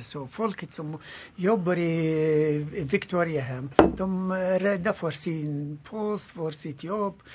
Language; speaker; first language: Swedish; non-native, fluent; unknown